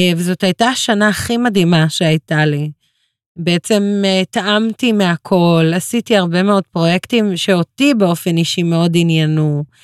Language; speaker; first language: Hebrew; non-native, local second language; Arabic